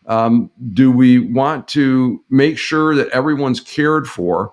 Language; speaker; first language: English; native; English